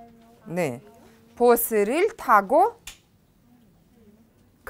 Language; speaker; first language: Korean; non-native, fluent; Russian